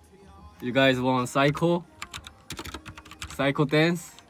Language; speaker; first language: English; non-native, learner; Korean